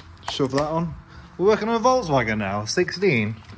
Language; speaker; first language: English; native; English